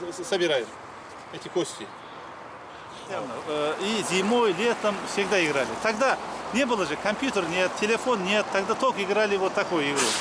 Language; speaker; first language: Russian; non-native, local second language; Kazakh